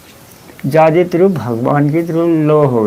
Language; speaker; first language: Hindi; non-native, local second language; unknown